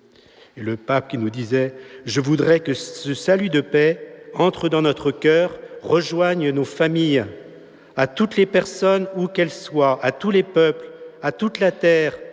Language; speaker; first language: French; native; French